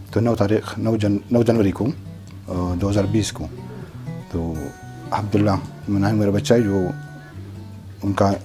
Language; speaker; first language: Hindi; non-native, local second language; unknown